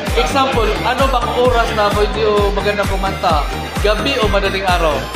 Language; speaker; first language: Filipino; non-native, local second language; Cebuano